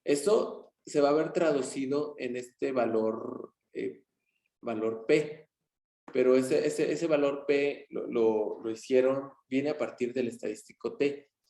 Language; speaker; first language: Spanish; native; Spanish